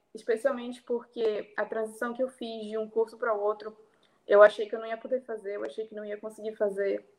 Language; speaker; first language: Portuguese; native; Portuguese